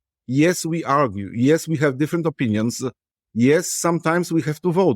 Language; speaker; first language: English; non-native, fluent; Polish